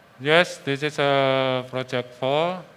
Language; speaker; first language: English; non-native, fluent; Indonesian